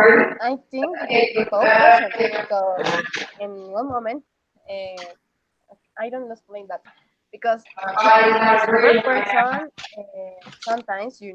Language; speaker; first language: English; non-native, learner; Spanish